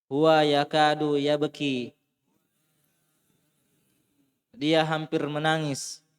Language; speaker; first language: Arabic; non-native, learner; Indonesian